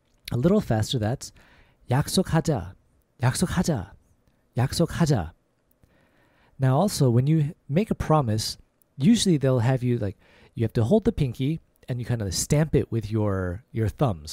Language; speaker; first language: English; native; English